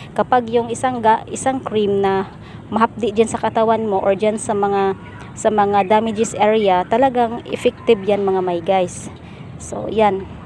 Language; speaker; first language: Filipino; non-native, local second language; Cebuano